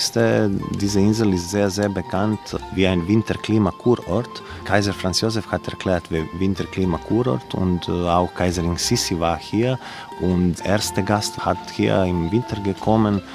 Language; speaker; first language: German; non-native, learner; Croatian